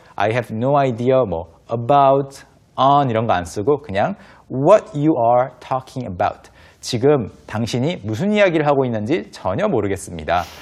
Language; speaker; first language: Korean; native; Korean